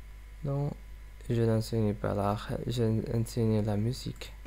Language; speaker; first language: French; non-native, learner; English